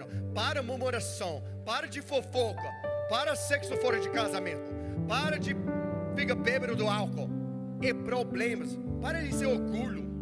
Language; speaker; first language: Portuguese; non-native, learner; English